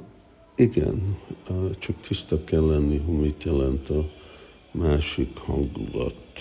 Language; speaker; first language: Hungarian; early bilingual, heritage; Hungarian